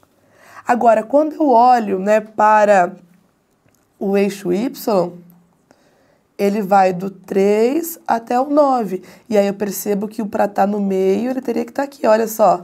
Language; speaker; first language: Portuguese; native; Portuguese